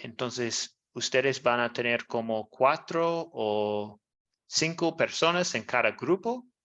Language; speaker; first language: Spanish; non-native, fluent; English